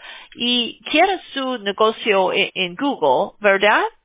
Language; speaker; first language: Spanish; non-native, learner; English